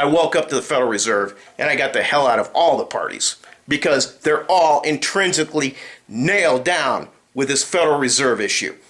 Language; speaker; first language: English; native; English